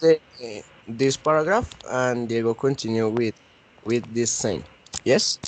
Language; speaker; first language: English; non-native, learner; Spanish